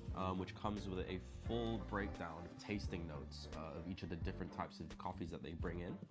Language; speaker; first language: English; non-native, local second language; Filipino